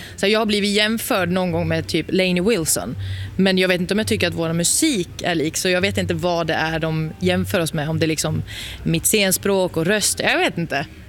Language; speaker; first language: Swedish; native; Swedish